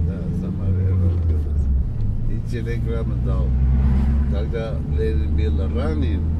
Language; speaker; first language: Russian; non-native, local second language; Armenian